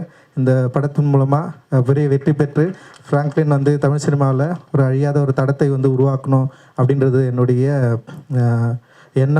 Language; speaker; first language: Tamil; native; Tamil